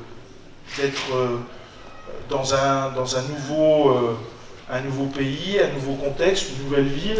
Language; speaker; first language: French; native; French